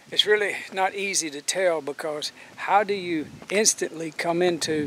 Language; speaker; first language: English; native; English